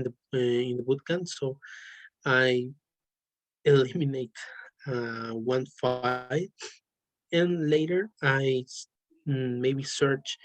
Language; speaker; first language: English; non-native, learner; Spanish